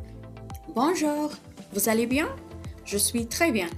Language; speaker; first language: French; non-native, fluent; Amharic